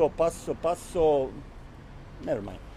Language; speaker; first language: English; non-native, learner; Serbian